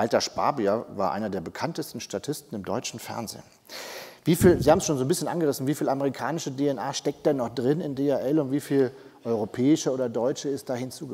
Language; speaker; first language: German; native; German